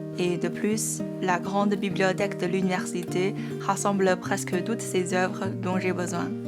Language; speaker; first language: French; non-native, fluent; Chinese